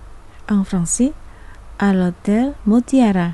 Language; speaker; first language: French; non-native, fluent; Indonesian